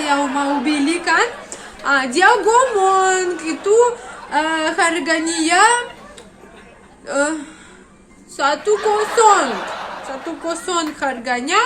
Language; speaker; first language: Indonesian; non-native, learner; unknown